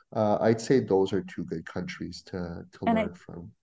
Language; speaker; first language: English; non-native, fluent; French